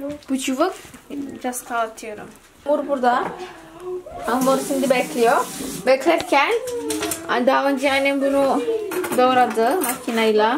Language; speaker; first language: Turkish; non-native, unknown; Indonesian